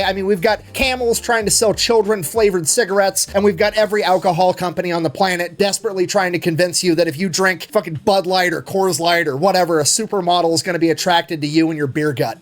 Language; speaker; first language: English; native; English